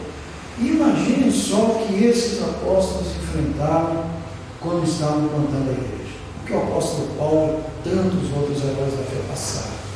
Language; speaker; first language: Portuguese; native; Portuguese